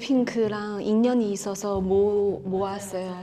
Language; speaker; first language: Korean; non-native, fluent; Chinese